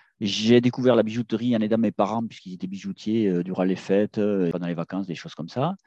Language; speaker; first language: French; native; French